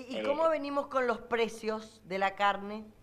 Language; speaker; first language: Spanish; native; Spanish